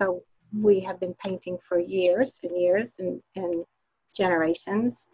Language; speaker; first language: English; native; English